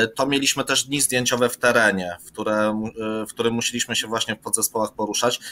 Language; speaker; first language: Polish; native; Polish